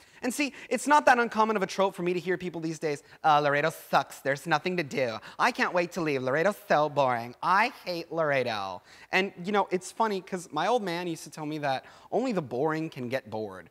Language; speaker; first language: English; native; English